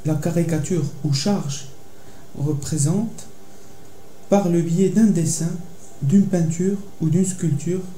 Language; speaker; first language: French; non-native, local second language; Arabic